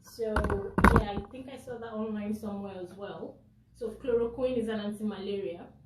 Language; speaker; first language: English; non-native, local second language; Yoruba